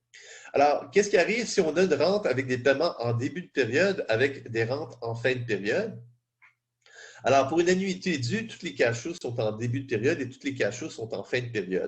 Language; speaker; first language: French; native; French